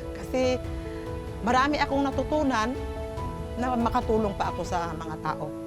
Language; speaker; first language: Filipino; non-native, local second language; Hiligaynon